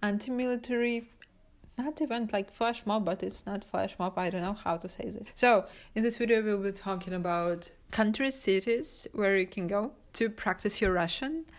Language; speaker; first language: English; non-native, fluent; Russian